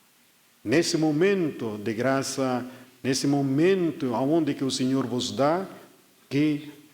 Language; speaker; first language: Portuguese; non-native, fluent; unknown